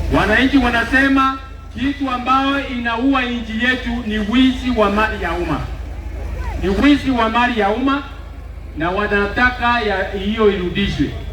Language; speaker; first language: Swahili; non-native, local second language; Gusii